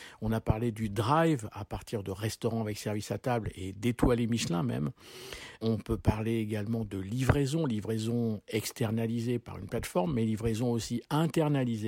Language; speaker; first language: French; native; French